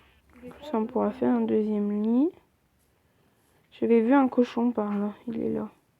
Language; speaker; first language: French; native; French